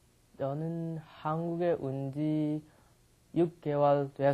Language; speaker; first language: Korean; non-native, learner; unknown